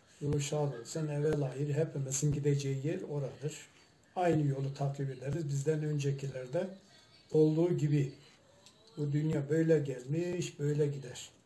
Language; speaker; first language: Turkish; non-native, local second language; Zaza